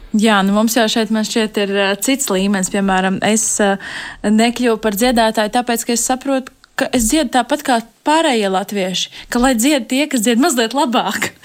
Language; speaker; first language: Latvian; native; Latvian